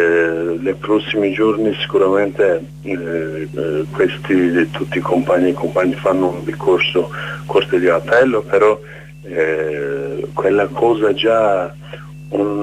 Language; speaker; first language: Italian; non-native, learner; Kurdish